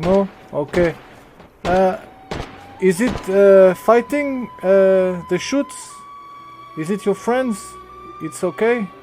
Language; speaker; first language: English; non-native, learner; French